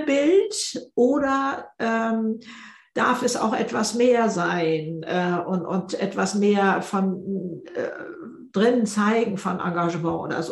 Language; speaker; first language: German; native; German